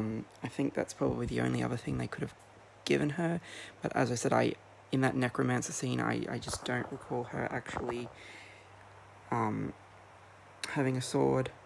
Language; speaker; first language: English; native; English